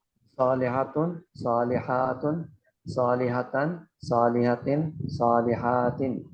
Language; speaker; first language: Arabic; non-native, learner; Urdu